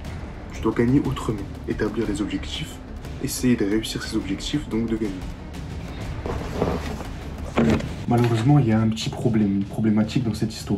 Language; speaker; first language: French; native; French